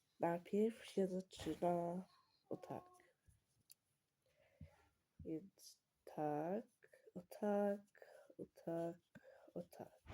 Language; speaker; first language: Polish; early bilingual, heritage; Polish